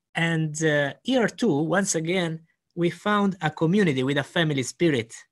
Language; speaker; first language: English; non-native, fluent; Italian